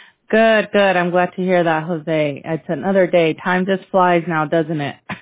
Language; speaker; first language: English; early bilingual, other home language; Spanish